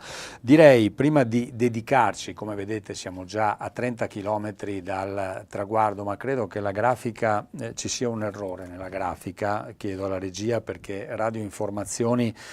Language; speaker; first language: Italian; native; Italian